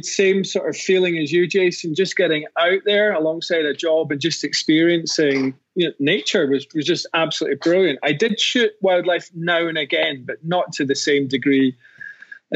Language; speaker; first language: English; native; English